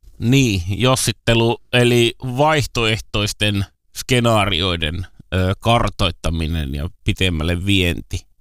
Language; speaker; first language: Finnish; native; Finnish